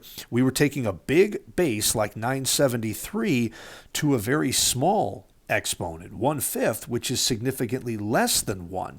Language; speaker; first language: English; native; English